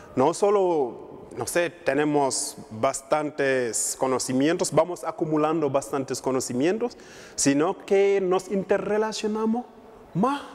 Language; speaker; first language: Spanish; non-native, fluent; Wolof